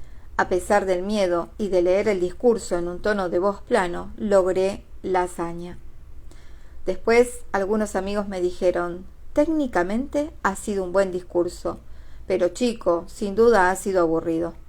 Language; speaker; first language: Spanish; native; Spanish